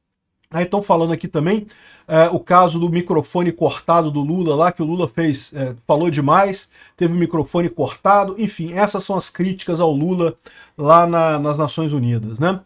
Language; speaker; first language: Portuguese; native; Portuguese